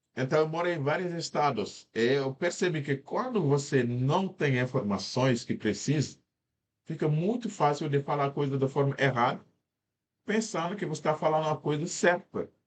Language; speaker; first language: Portuguese; non-native, fluent; Wolof